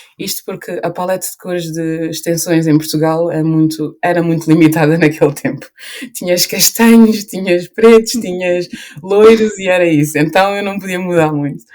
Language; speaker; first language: Portuguese; early bilingual, other home language; Upper Guinea Crioulo